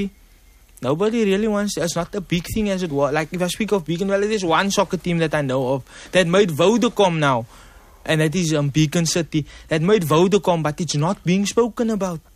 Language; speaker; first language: English; native; English